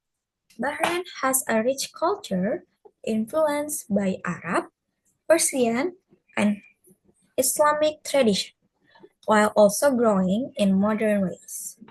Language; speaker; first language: English; non-native, fluent; Indonesian